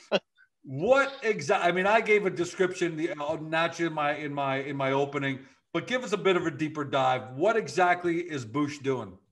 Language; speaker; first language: English; native; English